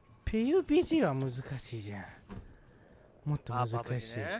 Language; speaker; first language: Japanese; non-native, learner; English